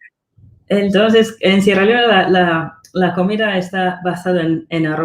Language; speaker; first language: Spanish; non-native, fluent; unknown